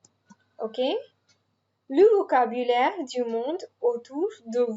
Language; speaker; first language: French; non-native, fluent; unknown